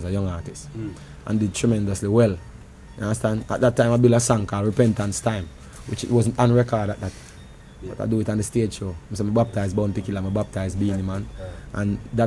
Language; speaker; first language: English; non-native, local second language; Jamaican Creole English